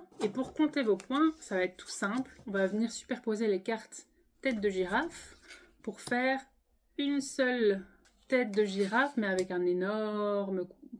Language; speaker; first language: French; native; French